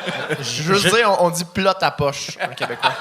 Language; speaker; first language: French; native; French